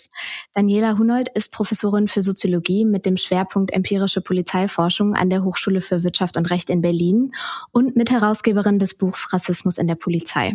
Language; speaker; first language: German; native; German